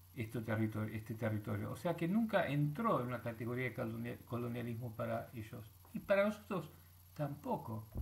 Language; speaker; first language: Spanish; early bilingual, heritage; Spanish